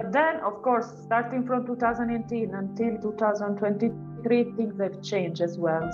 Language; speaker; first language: English; non-native, fluent; Italian